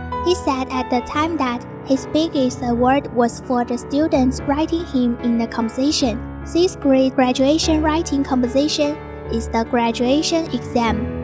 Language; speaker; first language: English; non-native, learner; Chinese